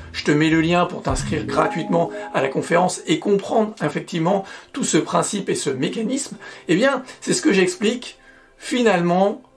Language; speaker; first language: French; native; French